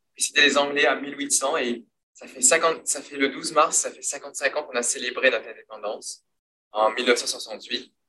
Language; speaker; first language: French; non-native, local second language; Morisyen